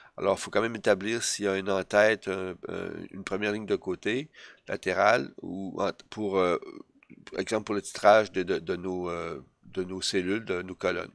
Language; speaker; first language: French; native; French